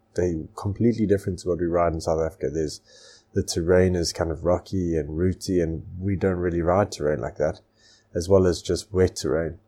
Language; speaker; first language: English; native; English